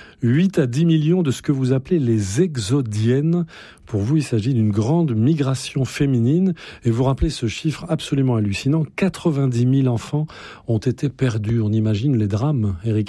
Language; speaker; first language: French; native; French